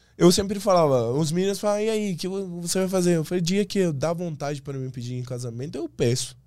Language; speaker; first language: Portuguese; non-native, fluent; Persian